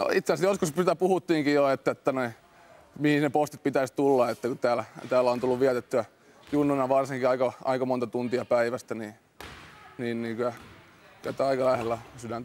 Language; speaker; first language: Finnish; native; Finnish